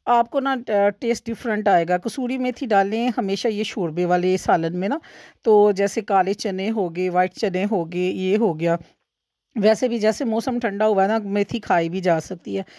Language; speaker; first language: Urdu; non-native, local second language; Punjabi